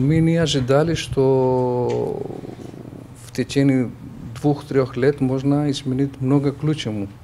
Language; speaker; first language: Russian; non-native, fluent; Greek